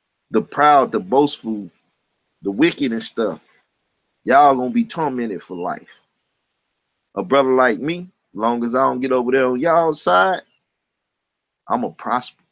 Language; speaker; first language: English; native; English